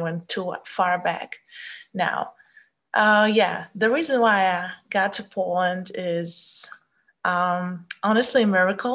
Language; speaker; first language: English; non-native, fluent; Russian